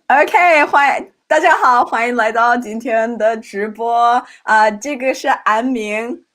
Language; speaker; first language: Chinese; non-native, fluent; English